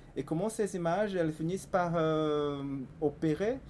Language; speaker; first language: French; non-native, fluent; Portuguese